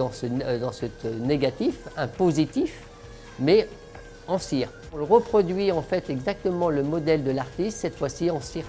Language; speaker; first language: French; native; French